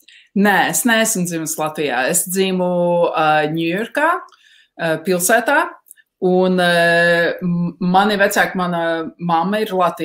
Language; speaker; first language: Latvian; early bilingual, heritage; Latvian